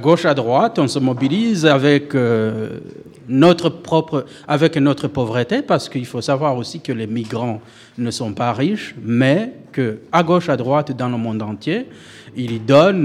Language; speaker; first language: French; non-native, local second language; Rundi